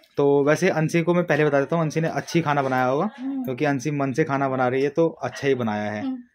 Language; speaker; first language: Hindi; native; Hindi